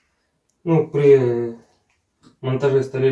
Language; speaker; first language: Russian; native; Russian